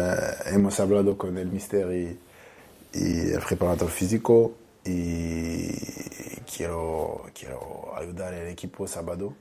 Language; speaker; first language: Spanish; non-native, fluent; French